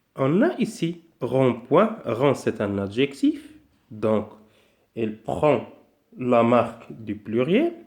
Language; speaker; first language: French; non-native, local second language; Arabic